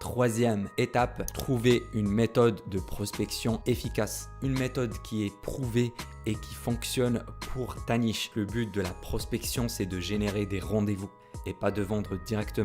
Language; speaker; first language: French; native; French